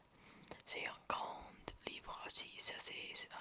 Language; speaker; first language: French; non-native, learner; English